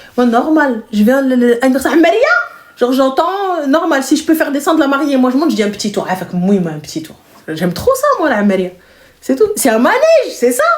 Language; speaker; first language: French; early bilingual, other home language; Arabic